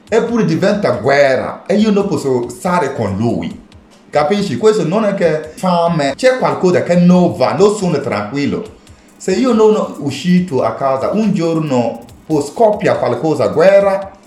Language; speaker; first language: Italian; non-native, learner; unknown